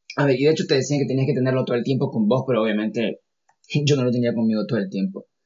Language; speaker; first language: Spanish; native; Spanish